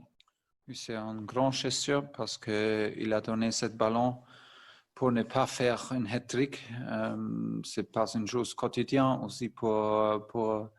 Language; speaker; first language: French; non-native, fluent; German